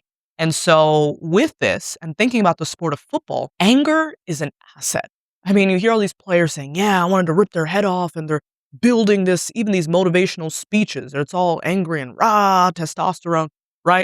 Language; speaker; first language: English; native; English